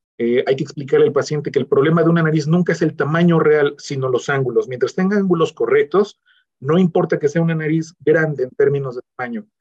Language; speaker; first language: Spanish; native; Spanish